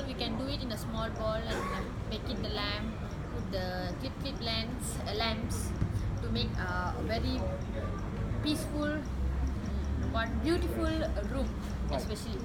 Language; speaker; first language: English; non-native, local second language; Malay